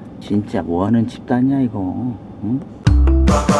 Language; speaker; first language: Korean; native; Korean